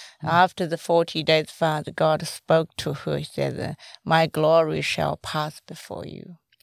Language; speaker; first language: English; non-native, fluent; Chinese